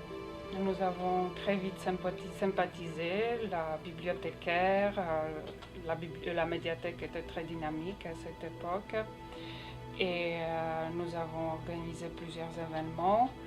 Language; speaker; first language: French; non-native, fluent; Polish